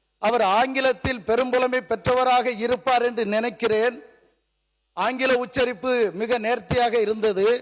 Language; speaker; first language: Tamil; native; Tamil